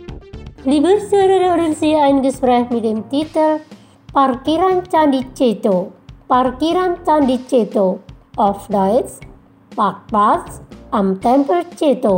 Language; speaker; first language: German; non-native, fluent; Indonesian